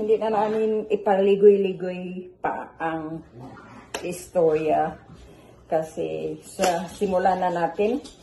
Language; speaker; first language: Filipino; non-native, local second language; Cebuano